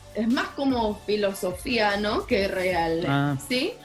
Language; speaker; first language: Spanish; non-native, learner; English